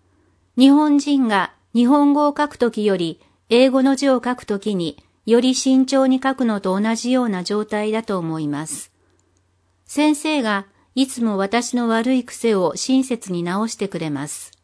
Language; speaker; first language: Japanese; non-native, fluent; English